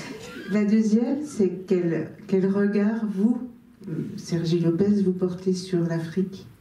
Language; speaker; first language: French; native; French